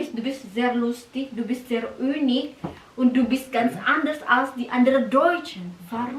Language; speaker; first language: German; non-native, learner; Indonesian